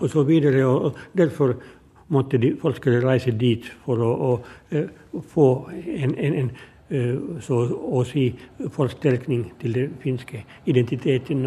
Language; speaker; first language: Norwegian; non-native, fluent; Finnish